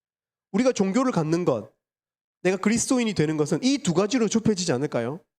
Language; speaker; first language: Korean; native; Korean